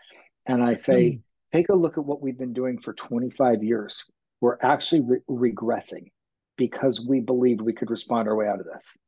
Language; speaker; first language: English; native; English